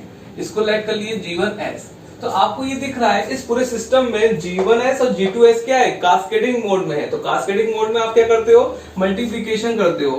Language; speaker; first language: Hindi; native; Hindi